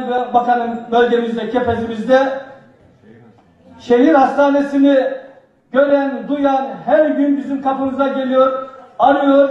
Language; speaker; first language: Turkish; native; Turkish